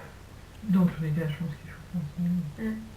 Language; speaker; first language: French; native; French